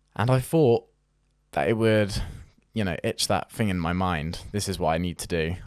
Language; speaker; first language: English; native; English